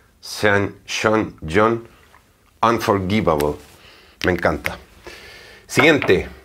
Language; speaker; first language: Spanish; native; Spanish